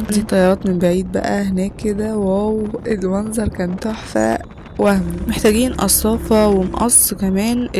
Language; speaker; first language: Arabic; native; Arabic